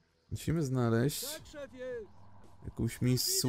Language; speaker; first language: Polish; native; Polish